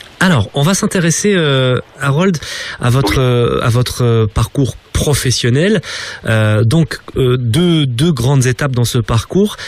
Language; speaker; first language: French; native; French